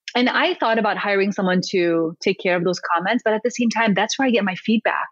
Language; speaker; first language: English; early bilingual, other home language; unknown